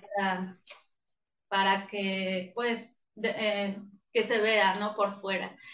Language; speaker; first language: Spanish; native; Spanish